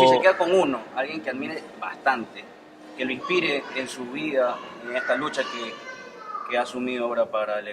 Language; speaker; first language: Spanish; native; Spanish